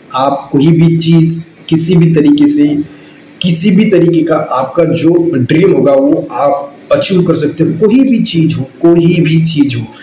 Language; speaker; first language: Hindi; non-native, local second language; Marathi